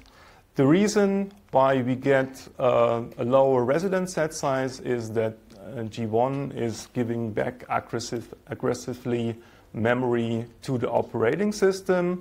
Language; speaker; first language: English; non-native, fluent; German